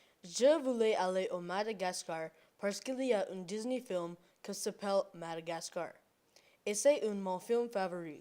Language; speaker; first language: French; non-native, learner; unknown